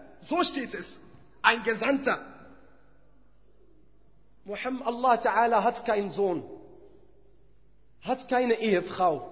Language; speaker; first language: German; non-native, fluent; Arabic